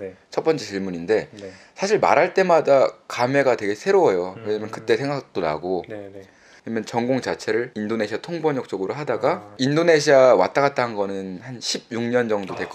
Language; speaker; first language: Korean; native; Korean